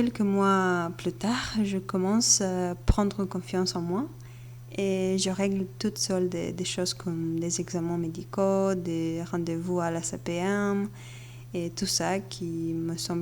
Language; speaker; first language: French; non-native, fluent; Bulgarian